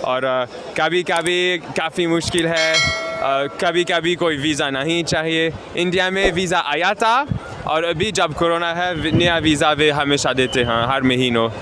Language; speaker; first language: Hindi; non-native, learner; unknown